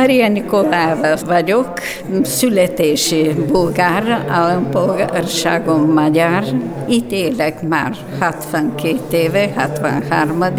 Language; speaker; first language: Hungarian; non-native, fluent; Bulgarian